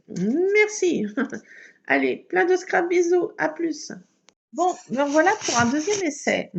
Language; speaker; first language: French; native; French